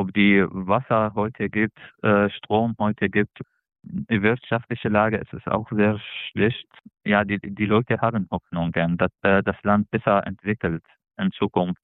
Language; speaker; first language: German; non-native, fluent; Arabic